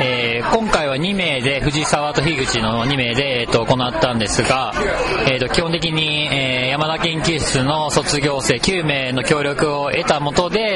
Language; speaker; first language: Japanese; native; Japanese